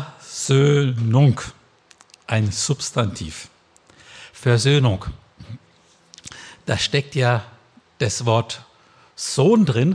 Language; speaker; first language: German; native; German